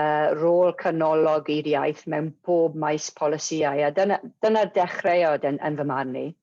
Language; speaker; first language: Welsh; non-native, local second language; English